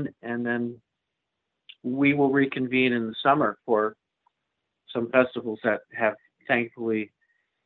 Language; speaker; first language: English; native; English